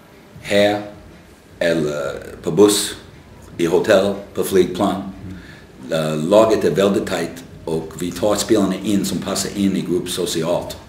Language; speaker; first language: Swedish; non-native, fluent; English